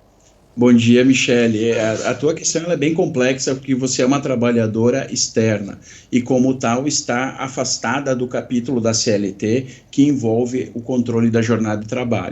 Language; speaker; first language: Portuguese; native; Portuguese